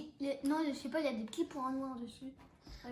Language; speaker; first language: French; native; French